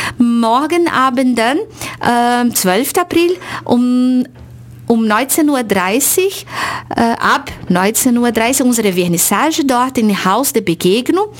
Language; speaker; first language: German; non-native, fluent; Portuguese